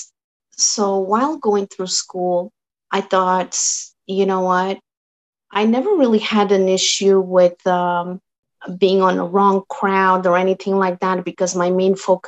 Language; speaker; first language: English; non-native, fluent; Portuguese